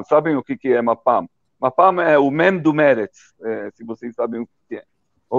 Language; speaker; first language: Portuguese; early bilingual, heritage; Portuguese